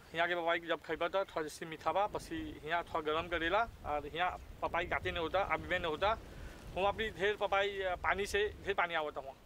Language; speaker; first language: Bhojpuri; native; Bhojpuri